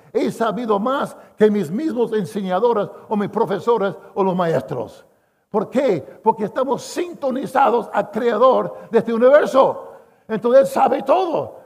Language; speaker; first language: Spanish; non-native, fluent; English